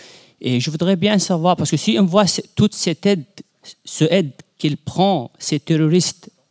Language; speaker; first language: French; non-native, fluent; Arabic